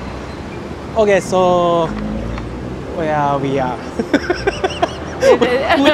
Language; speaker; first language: English; non-native, learner; Japanese